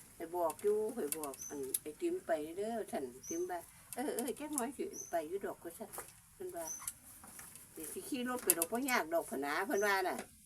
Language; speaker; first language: Thai; native; Thai